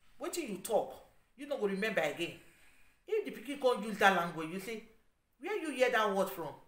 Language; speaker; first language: Nigerian Pidgin; non-native, local second language; Bini